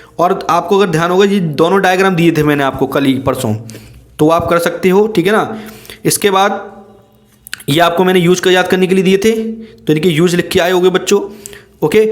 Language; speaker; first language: Hindi; native; Hindi